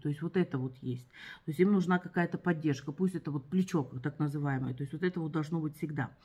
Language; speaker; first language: Russian; native; Russian